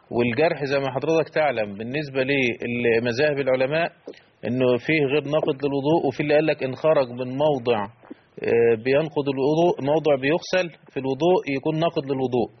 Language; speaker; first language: Arabic; native; Arabic